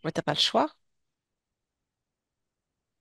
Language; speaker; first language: French; native; French